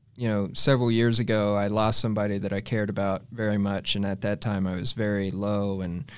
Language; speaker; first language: English; native; English